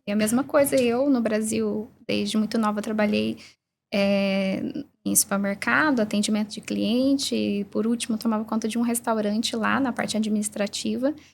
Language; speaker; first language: Portuguese; native; Portuguese